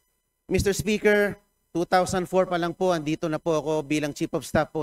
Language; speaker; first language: Filipino; native; Filipino